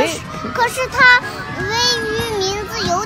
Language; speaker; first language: Chinese; non-native, local second language; Uyghur